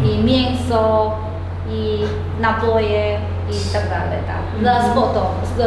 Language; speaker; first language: Polish; non-native, learner; Korean